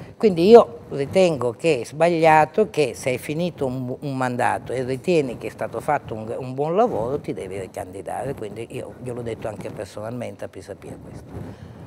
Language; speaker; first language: Italian; native; Italian